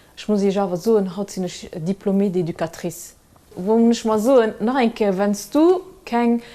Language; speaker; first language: Luxembourgish; early bilingual, other home language; Kabuverdianu